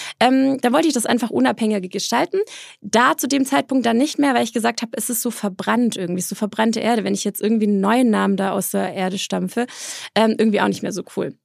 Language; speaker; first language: German; early bilingual, other home language; Polish